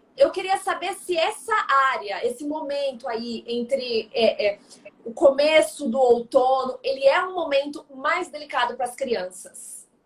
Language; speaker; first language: Portuguese; native; Portuguese